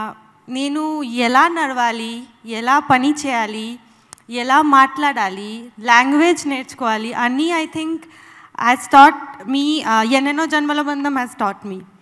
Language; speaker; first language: Telugu; non-native, learner; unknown